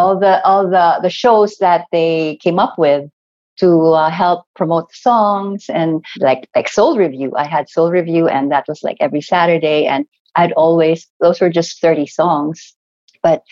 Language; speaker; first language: English; non-native, local second language; Cebuano